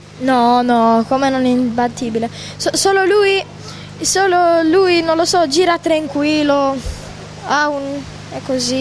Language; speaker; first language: Italian; non-native, learner; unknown